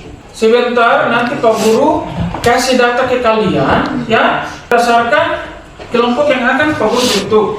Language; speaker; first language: Indonesian; native; Indonesian